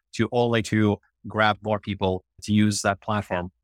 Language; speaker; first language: English; non-native, fluent; Ukrainian